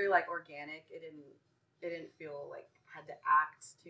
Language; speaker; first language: English; native; English